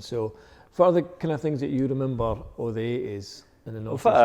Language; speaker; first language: English; native; English